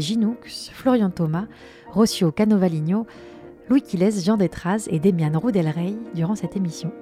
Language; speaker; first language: French; native; French